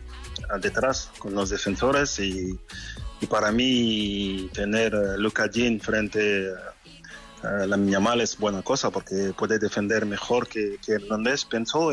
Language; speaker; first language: Spanish; non-native, fluent; French